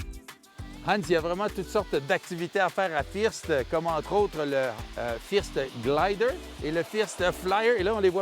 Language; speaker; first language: French; native; French